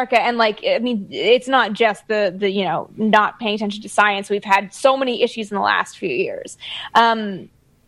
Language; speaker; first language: English; native; English